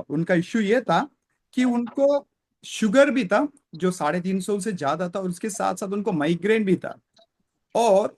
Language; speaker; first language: Hindi; non-native, local second language; Kannada